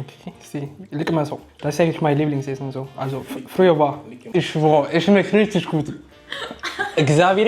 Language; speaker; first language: German; early bilingual, other home language; Amharic